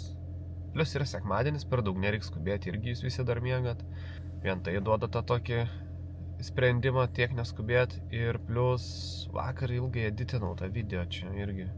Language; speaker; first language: Lithuanian; native; Lithuanian